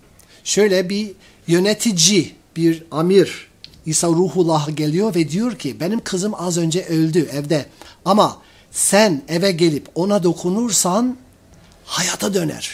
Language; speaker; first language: Turkish; non-native, fluent; English